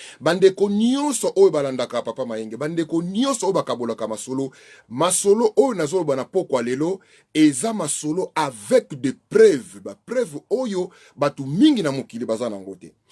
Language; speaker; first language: Lingala; non-native, local second language; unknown